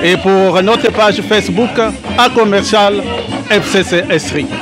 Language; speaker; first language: French; native; French